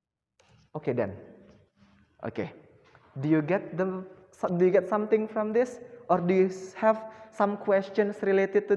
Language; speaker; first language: English; non-native, fluent; Indonesian